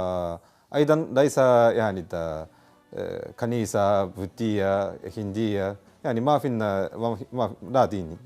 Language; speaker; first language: Arabic; non-native, learner; Japanese